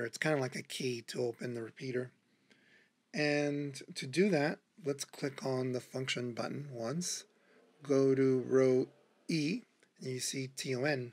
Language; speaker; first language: English; native; English